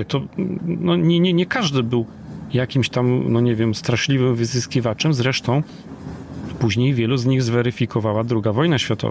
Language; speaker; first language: Polish; native; Polish